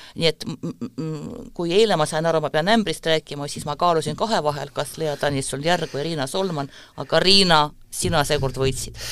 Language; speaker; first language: Estonian; non-native, local second language; Russian